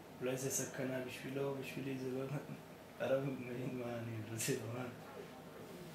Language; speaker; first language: Hebrew; non-native, fluent; English